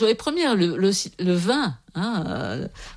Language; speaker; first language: French; native; French